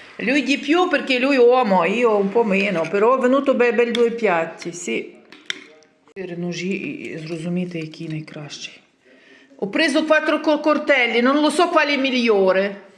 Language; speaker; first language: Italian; non-native, learner; Ukrainian